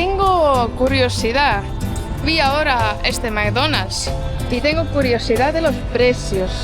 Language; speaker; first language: Spanish; non-native, fluent; Estonian